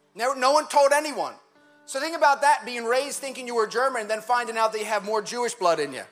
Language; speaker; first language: English; early bilingual, other home language; German